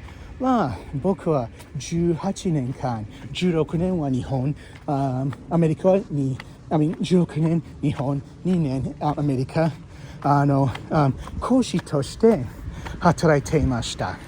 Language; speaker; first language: Japanese; non-native, fluent; English